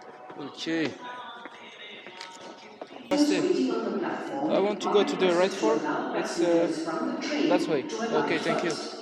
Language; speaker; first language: English; non-native, learner; French